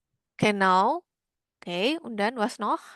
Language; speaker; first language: German; non-native, learner; Indonesian